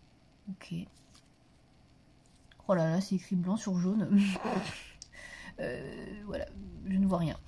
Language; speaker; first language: French; native; French